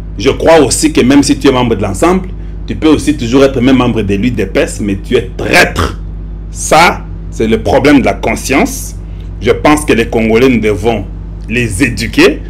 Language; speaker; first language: French; non-native, local second language; Lingala